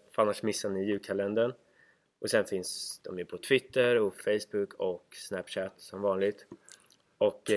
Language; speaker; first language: Swedish; native; Swedish